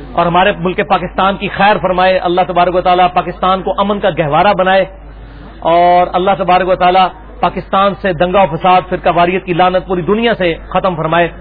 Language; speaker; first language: Urdu; non-native, local second language; Punjabi